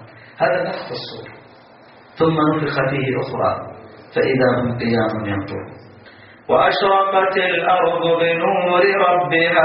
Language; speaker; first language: Arabic; native; Arabic